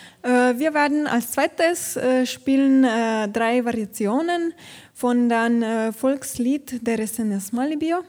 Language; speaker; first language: German; non-native, learner; Slovenian